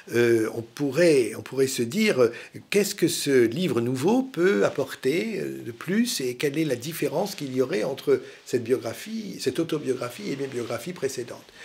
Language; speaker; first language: French; native; French